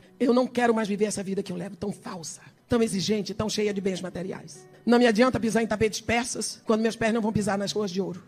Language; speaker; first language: Portuguese; early bilingual, other home language; English